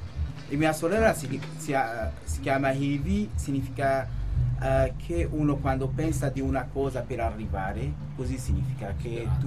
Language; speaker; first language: Italian; non-native, local second language; Kurdish